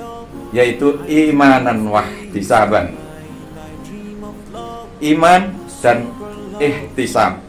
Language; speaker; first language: Indonesian; native; Indonesian